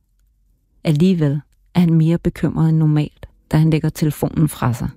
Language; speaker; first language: Danish; native; Danish